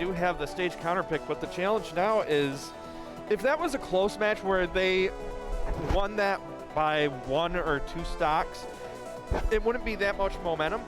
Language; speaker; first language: English; native; English